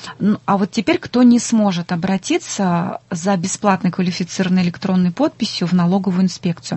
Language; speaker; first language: Russian; native; Russian